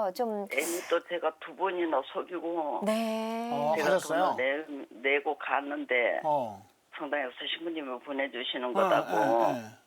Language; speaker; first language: Korean; native; Korean